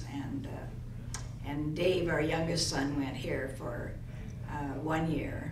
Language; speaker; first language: English; native; English